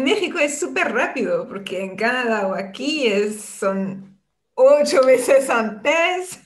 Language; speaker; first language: Spanish; non-native, fluent; French